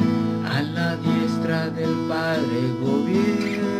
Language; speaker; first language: Spanish; native; Spanish